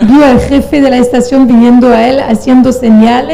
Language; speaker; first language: Spanish; non-native, fluent; French